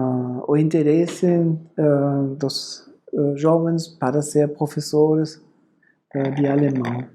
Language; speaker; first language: Portuguese; non-native, fluent; German